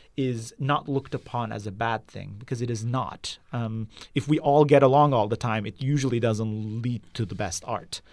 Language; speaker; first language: English; non-native, fluent; Turkish